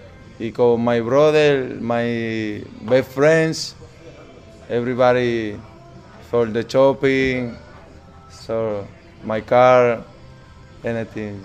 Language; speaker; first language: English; non-native, learner; Spanish